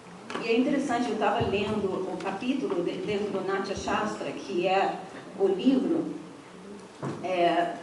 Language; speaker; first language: Portuguese; non-native, fluent; English